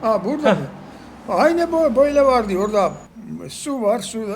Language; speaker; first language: Turkish; non-native, learner; Georgian